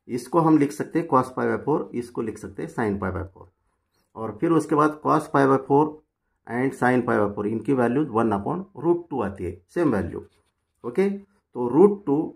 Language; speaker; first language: Hindi; non-native, local second language; Marathi